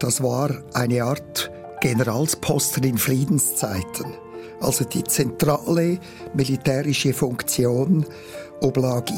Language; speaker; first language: German; native; German